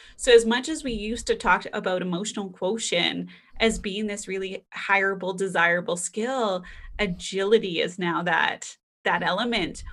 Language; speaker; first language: English; native; English